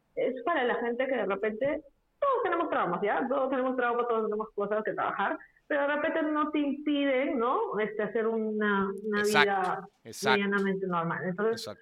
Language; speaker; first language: Spanish; native; Spanish